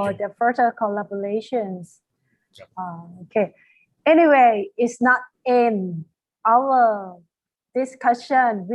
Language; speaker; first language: English; non-native, fluent; Thai